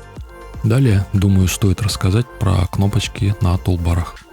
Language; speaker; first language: Russian; native; Russian